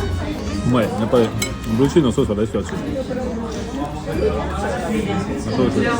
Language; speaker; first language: Japanese; non-native, fluent; French